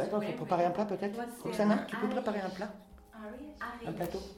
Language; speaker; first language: French; native; French